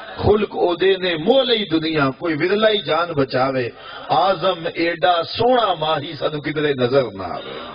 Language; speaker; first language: Urdu; non-native, local second language; Punjabi